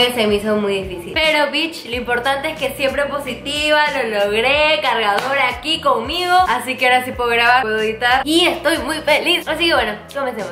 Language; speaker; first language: Spanish; native; Spanish